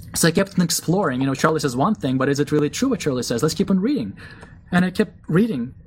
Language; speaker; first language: English; early bilingual, other home language; Russian